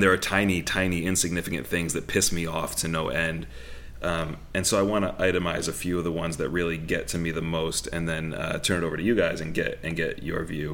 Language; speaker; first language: English; native; English